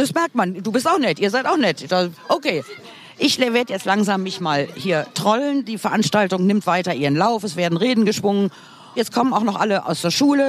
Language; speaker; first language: German; native; German